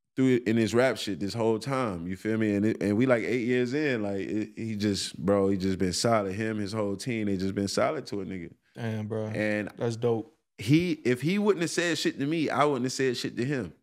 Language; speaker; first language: English; native; English